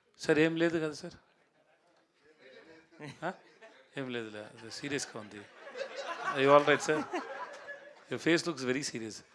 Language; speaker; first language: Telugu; non-native, learner; Tamil